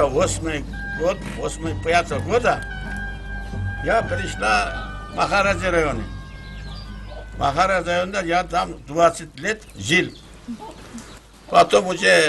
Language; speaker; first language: Russian; non-native, local second language; Turkish